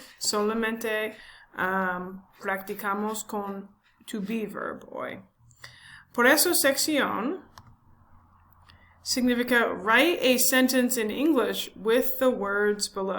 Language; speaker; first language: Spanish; non-native, learner; English